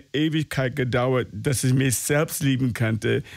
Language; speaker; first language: German; non-native, fluent; English